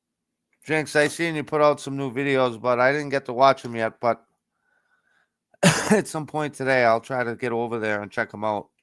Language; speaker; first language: English; native; English